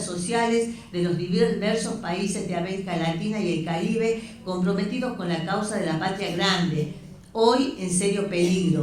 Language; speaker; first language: Spanish; native; Spanish